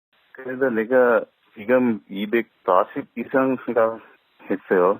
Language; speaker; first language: Korean; non-native, learner; Sinhala